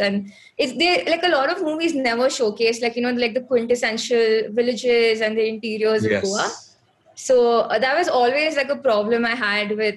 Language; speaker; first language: English; non-native, local second language; Konkani